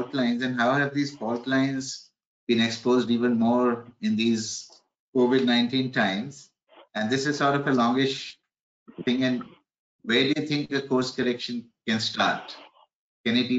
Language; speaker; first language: English; non-native, local second language; Hindi